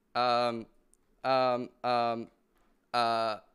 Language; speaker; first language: English; native; English